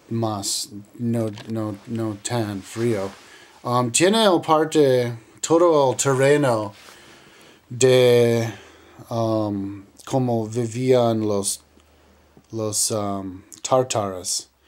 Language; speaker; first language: Spanish; non-native, learner; English